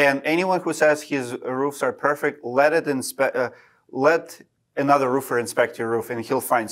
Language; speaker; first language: English; non-native, fluent; Russian